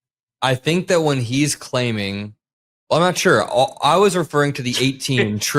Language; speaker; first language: English; native; English